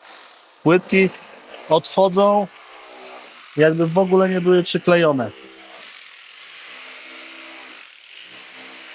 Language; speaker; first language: Polish; native; Polish